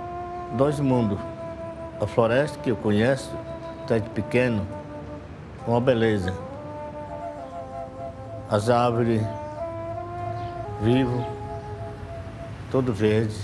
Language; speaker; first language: Portuguese; non-native, local second language; Yanomámi